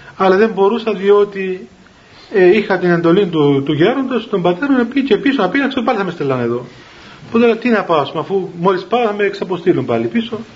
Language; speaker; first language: Greek; native; Greek